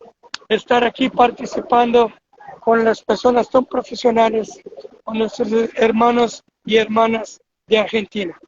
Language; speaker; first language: Spanish; non-native, fluent; Portuguese